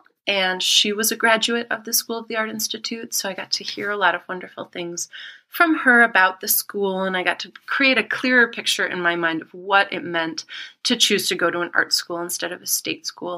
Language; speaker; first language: English; native; English